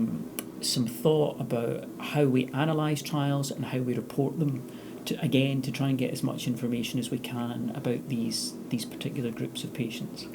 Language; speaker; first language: English; native; English